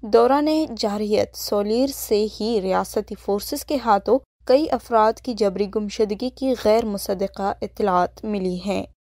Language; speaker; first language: Urdu; non-native, local second language; Baluchi